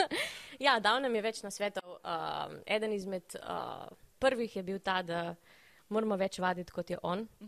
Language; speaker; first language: Slovenian; native; Slovenian